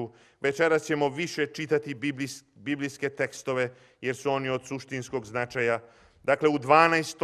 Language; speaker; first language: Croatian; native; Croatian